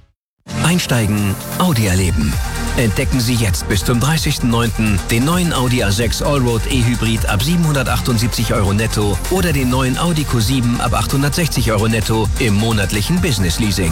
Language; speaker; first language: German; native; German